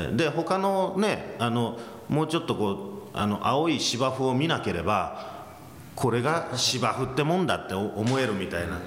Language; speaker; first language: Japanese; early bilingual, heritage; English